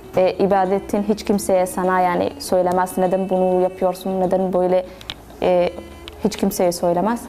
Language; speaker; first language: Turkish; non-native, learner; Somali